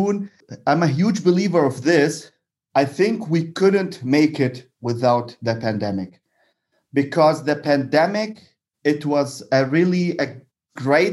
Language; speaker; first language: English; non-native, fluent; Arabic